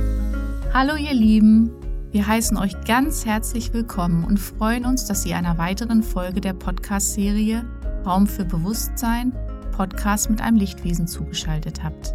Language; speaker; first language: German; native; German